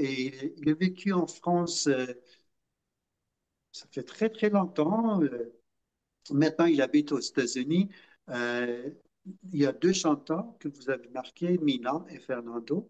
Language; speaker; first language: French; non-native, fluent; Persian